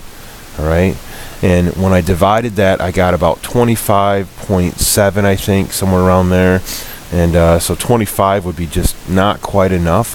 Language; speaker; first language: English; native; English